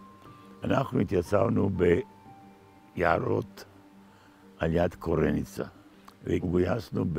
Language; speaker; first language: Hebrew; non-native, fluent; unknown